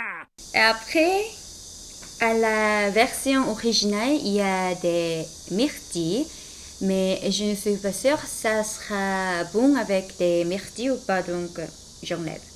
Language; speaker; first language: French; non-native, fluent; Korean